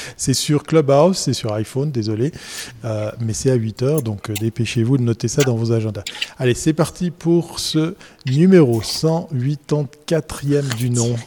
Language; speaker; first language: French; native; French